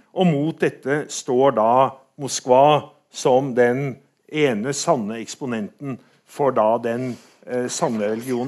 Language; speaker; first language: Norwegian; native; Norwegian